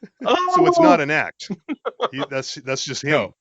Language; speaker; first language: English; native; English